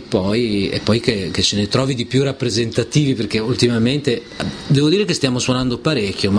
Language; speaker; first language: Italian; native; Italian